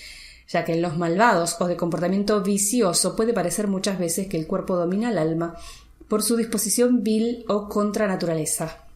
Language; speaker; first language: Spanish; native; Spanish